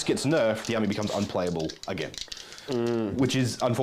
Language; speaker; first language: English; native; English